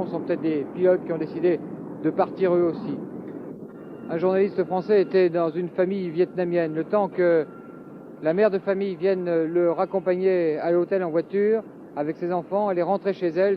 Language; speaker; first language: French; native; French